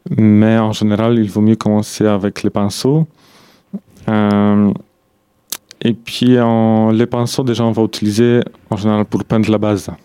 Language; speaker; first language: French; non-native, fluent; Polish